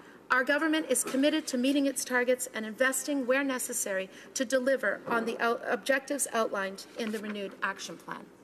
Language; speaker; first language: English; native; English